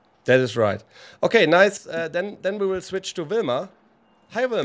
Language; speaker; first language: English; non-native, fluent; German